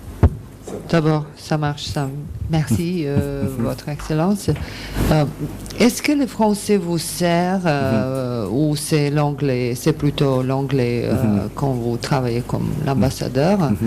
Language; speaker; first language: French; non-native, fluent; Serbian